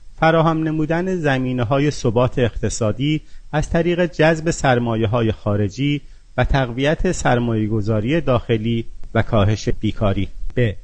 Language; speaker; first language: Persian; non-native, local second language; Azerbaijani